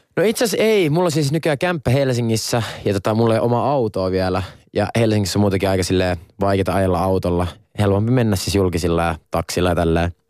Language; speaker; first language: Finnish; non-native, local second language; Swedish